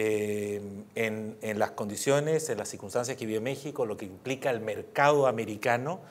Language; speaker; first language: Spanish; native; Spanish